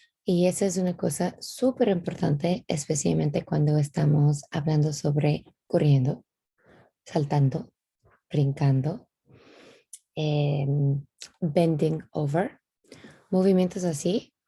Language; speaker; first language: Spanish; non-native, fluent; English